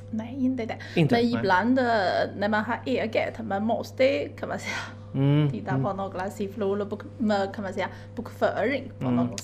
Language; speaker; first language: Swedish; non-native, fluent; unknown